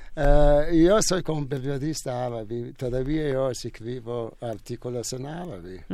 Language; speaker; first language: Spanish; non-native, learner; Arabic